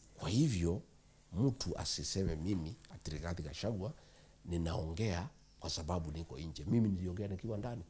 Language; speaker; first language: Swahili; non-native, local second language; Kikuyu